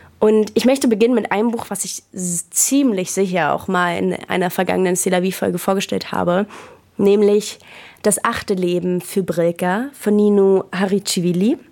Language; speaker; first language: German; native; German